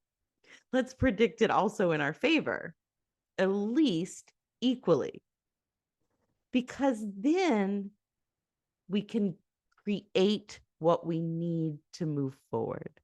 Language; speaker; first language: English; native; English